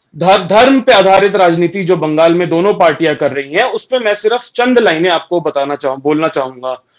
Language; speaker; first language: Hindi; native; Hindi